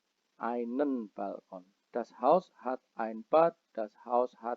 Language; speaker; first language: German; non-native, fluent; Indonesian